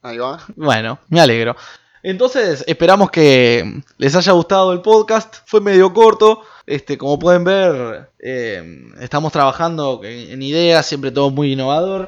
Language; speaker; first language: Spanish; native; Spanish